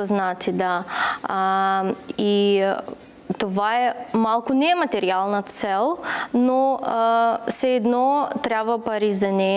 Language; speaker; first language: Bulgarian; non-native, learner; Russian